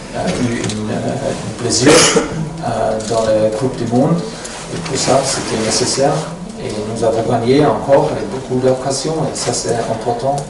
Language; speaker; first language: French; non-native, fluent; German